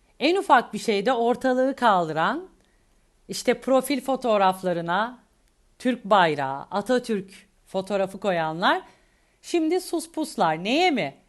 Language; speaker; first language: Turkish; native; Turkish